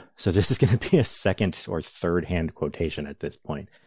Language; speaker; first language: English; native; English